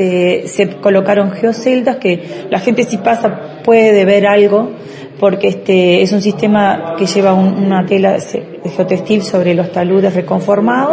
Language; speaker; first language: Spanish; native; Spanish